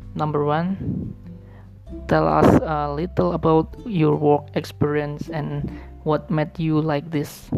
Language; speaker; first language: English; non-native, learner; Indonesian